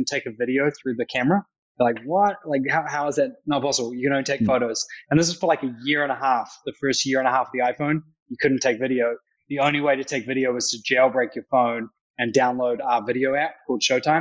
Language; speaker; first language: English; native; English